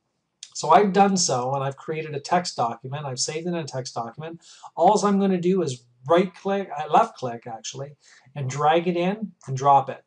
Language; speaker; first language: English; native; English